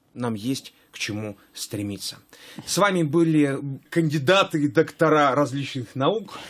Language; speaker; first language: Russian; native; Russian